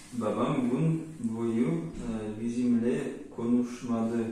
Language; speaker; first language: Turkish; non-native, learner; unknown